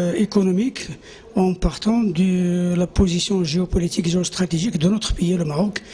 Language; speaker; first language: French; non-native, local second language; Arabic